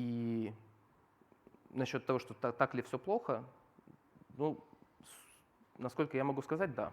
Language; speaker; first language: Russian; native; Russian